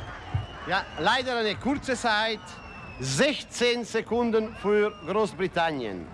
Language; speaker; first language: German; non-native, fluent; Italian